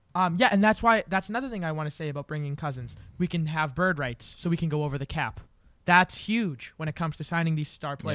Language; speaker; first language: English; native; English